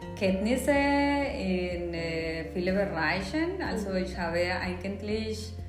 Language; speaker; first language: German; non-native, fluent; Spanish